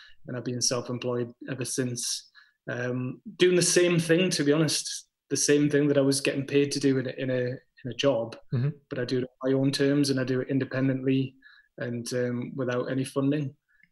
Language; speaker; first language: English; native; English